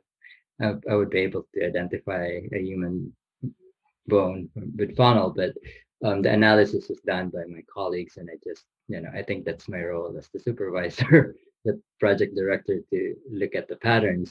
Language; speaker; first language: English; non-native, local second language; Bikol